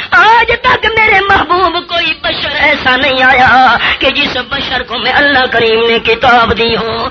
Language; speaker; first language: Urdu; non-native, local second language; Pashto